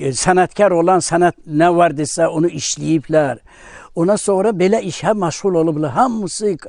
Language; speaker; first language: Azerbaijani; non-native, local second language; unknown